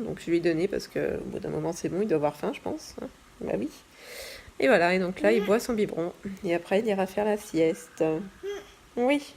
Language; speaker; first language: French; native; French